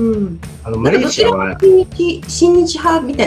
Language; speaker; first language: Japanese; native; Japanese